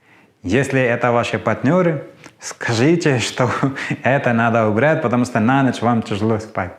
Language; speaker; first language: Russian; non-native, learner; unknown